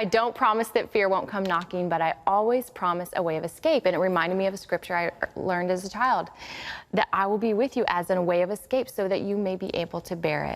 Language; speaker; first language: English; native; English